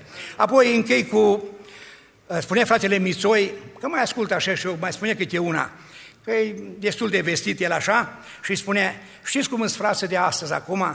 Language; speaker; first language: Romanian; native; Romanian